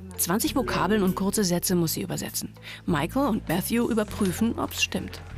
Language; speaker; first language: German; native; German